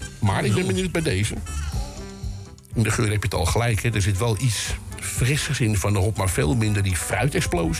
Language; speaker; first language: Dutch; native; Dutch